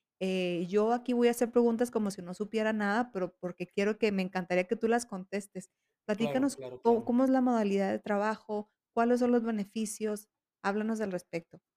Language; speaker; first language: Spanish; native; Spanish